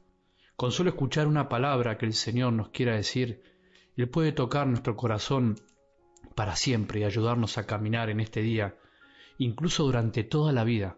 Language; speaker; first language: Spanish; native; Spanish